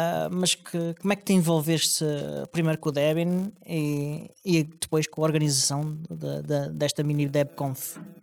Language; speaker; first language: Portuguese; native; Portuguese